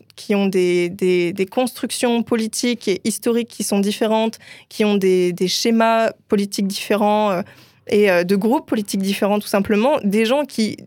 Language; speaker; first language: French; native; French